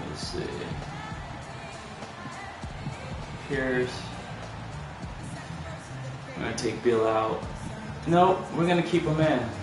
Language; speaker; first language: English; native; English